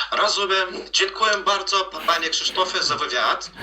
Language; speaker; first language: Polish; non-native, learner; Russian